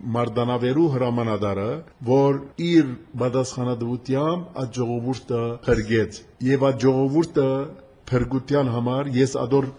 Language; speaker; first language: Armenian; early bilingual, heritage; Armenian